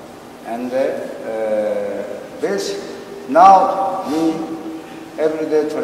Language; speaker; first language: English; non-native, learner; Japanese